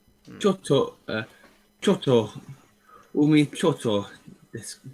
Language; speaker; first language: Japanese; non-native, learner; English